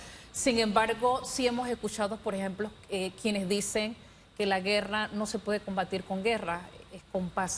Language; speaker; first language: Spanish; native; Spanish